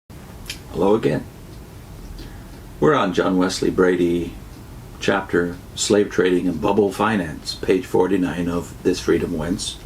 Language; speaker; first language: English; native; English